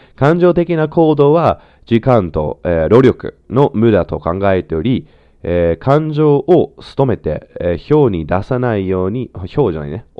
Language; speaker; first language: Japanese; non-native, fluent; English